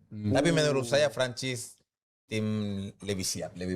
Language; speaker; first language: Indonesian; non-native, fluent; Spanish